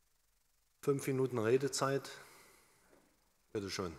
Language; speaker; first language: German; native; German